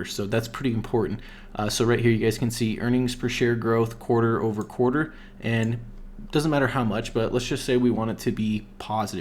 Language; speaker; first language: English; native; English